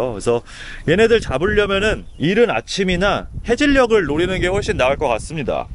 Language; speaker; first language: Korean; native; Korean